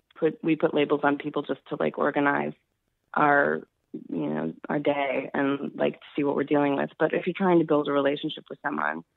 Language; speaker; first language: English; native; English